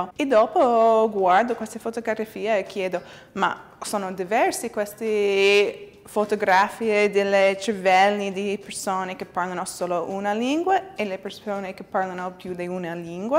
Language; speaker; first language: Italian; non-native, learner; English